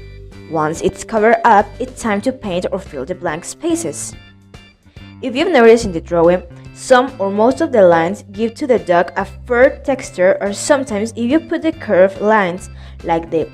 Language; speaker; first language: English; non-native, learner; Spanish